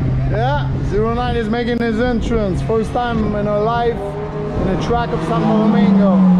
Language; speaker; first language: English; non-native, local second language; French